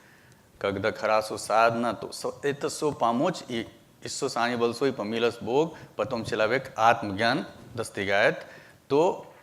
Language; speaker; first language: Russian; non-native, learner; Hindi